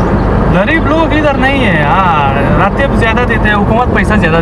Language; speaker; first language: Hindi; non-native, fluent; Pashto